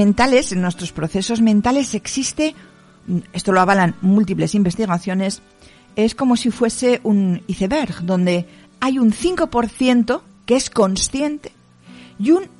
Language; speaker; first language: Spanish; native; Spanish